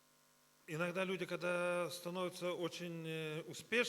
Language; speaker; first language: Russian; native; Russian